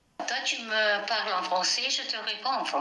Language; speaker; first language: French; non-native, fluent; Spanish